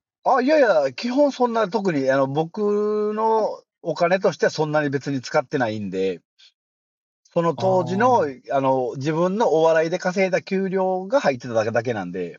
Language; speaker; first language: Japanese; native; Japanese